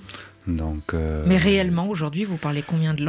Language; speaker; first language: French; native; French